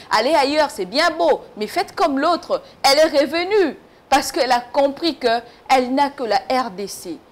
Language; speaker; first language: French; non-native, local second language; Lingala